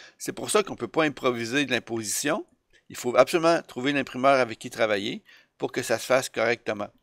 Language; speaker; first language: French; native; French